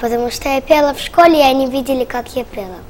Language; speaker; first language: Russian; early bilingual, heritage; Russian